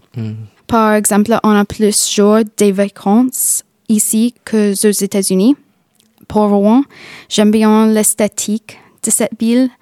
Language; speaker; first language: French; non-native, fluent; English